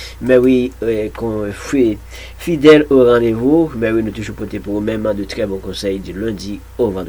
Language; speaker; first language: French; non-native, local second language; Haitian Creole